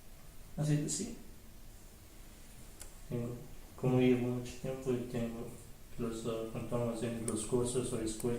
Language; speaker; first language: Spanish; non-native, learner; Arabic